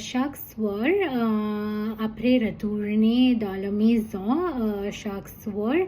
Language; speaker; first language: French; non-native, learner; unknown